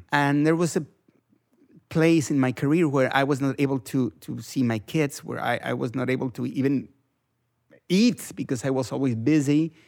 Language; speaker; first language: English; non-native, fluent; Spanish